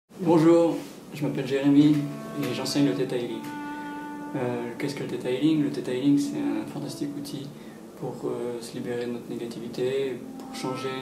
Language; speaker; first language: French; native; French